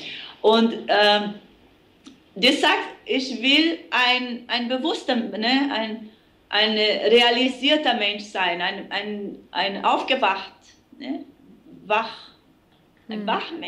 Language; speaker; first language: German; non-native, fluent; Portuguese